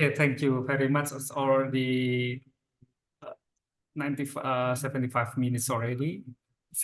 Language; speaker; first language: English; non-native, fluent; Indonesian